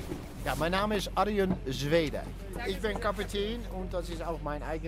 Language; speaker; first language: German; non-native, learner; Dutch